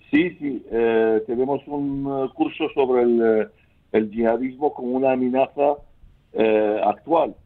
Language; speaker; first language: Spanish; non-native, fluent; Arabic